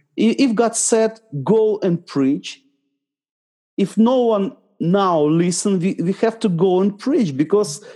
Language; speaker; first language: English; non-native, fluent; Ukrainian